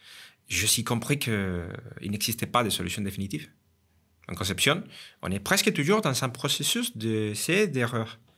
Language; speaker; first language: French; non-native, learner; Spanish